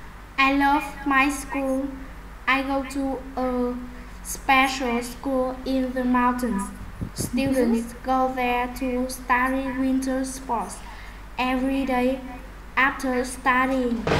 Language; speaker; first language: English; non-native, learner; Vietnamese